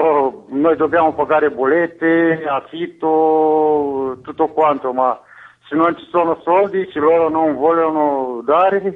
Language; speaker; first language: Italian; non-native, fluent; Romanian